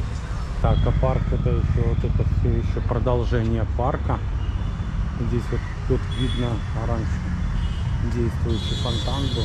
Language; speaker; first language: Russian; native; Russian